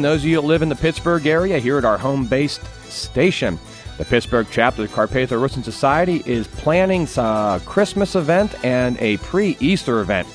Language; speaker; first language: English; native; English